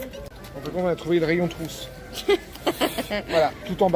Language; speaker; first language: French; native; French